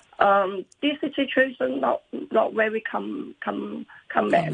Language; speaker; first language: English; non-native, local second language; Cantonese